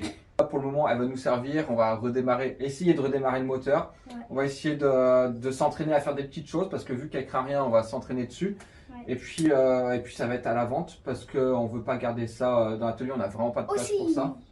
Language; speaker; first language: French; native; French